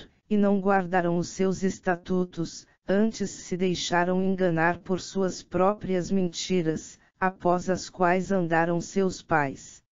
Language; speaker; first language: Portuguese; native; Portuguese